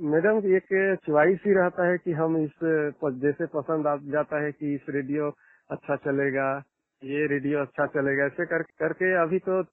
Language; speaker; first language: Hindi; non-native, local second language; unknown